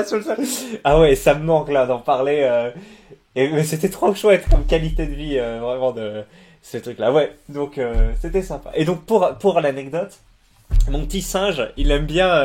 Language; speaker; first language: French; native; French